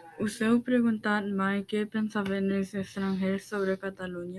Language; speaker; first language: Catalan; non-native, learner; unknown